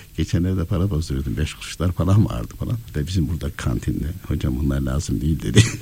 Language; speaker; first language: Turkish; native; Turkish